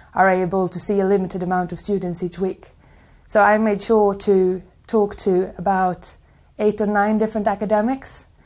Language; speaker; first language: English; non-native, fluent; Swedish